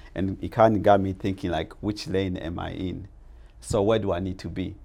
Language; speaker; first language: English; non-native, local second language; Rundi